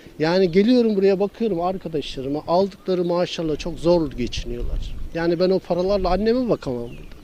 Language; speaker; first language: Turkish; native; Turkish